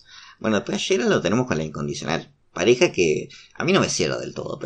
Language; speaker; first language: Spanish; native; Spanish